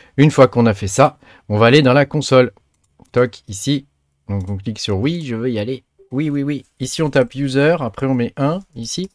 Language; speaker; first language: French; native; French